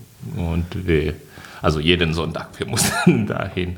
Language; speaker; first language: German; non-native, fluent; French